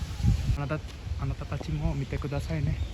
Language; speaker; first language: Japanese; non-native, learner; Sinhala